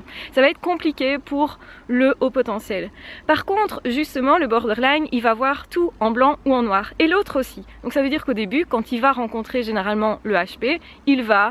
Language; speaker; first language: French; native; French